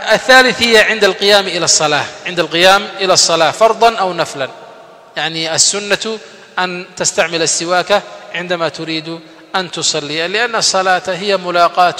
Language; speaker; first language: Arabic; non-native, fluent; Somali